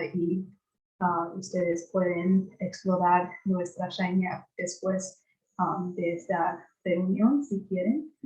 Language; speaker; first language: Spanish; non-native, fluent; English